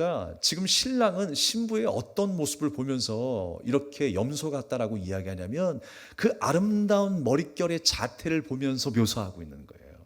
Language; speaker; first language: Korean; native; Korean